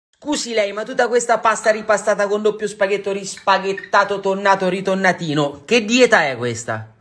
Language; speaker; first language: Italian; native; Italian